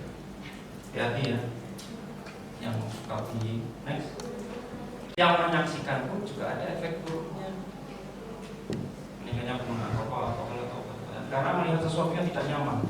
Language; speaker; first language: Indonesian; native; Indonesian